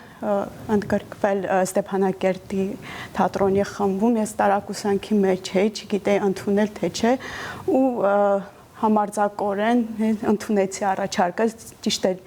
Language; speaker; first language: Armenian; native; Armenian